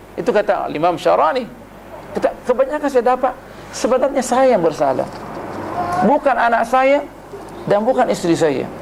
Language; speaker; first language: Malay; non-native, local second language; Buginese